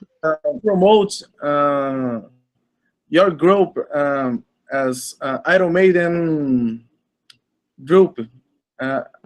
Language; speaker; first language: English; non-native, learner; Portuguese